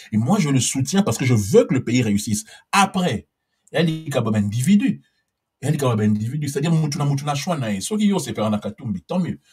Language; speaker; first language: French; non-native, local second language; Lingala